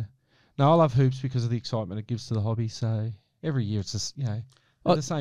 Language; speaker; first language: English; native; English